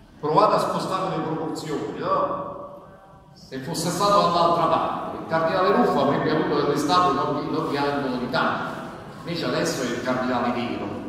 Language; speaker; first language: Italian; native; Italian